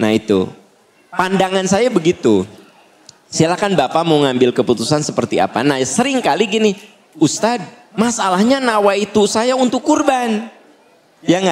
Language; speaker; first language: Indonesian; non-native, local second language; Sundanese